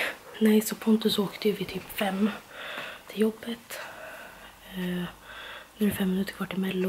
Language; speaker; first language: Swedish; native; Swedish